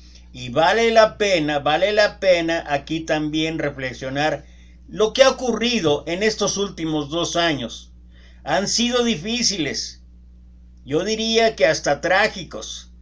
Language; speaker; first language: Spanish; native; Spanish